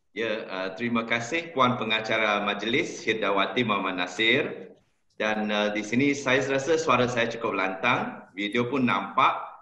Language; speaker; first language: Malay; non-native, local second language; Chinese